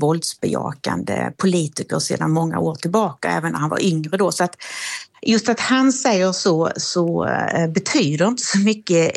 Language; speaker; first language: Swedish; native; Swedish